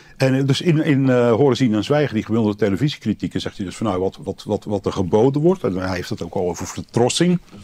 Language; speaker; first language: Dutch; native; Dutch